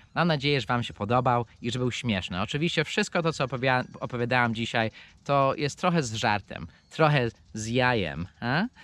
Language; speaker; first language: Polish; non-native, fluent; English